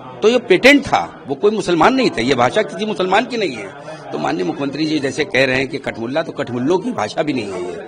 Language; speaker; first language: Hindi; native; Hindi